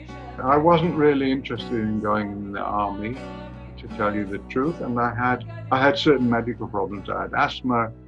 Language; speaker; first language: English; non-native, fluent; Hebrew